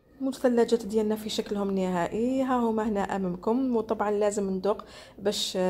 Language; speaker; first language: Arabic; native; Arabic